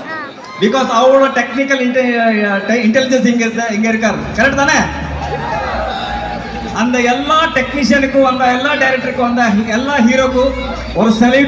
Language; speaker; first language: Tamil; non-native, learner; Kannada